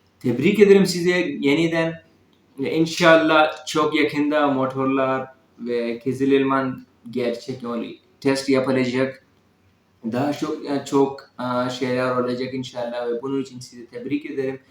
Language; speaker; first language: Turkish; non-native, learner; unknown